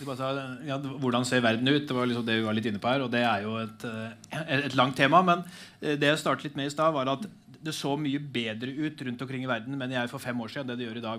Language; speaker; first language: Norwegian; native; Norwegian